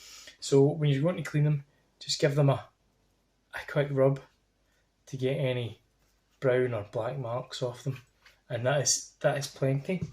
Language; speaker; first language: English; native; English